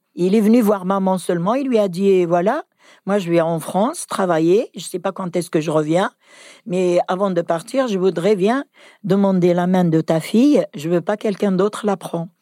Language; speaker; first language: French; non-native, local second language; Kabyle